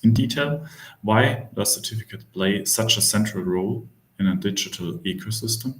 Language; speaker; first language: English; non-native, fluent; German